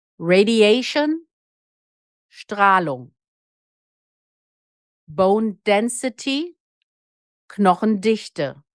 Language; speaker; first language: German; native; German